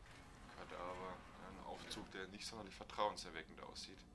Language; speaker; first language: German; native; German